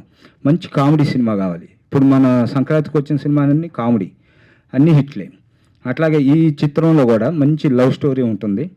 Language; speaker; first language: Telugu; native; Telugu